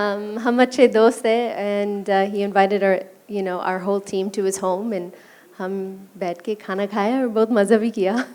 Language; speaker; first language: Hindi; non-native, learner; English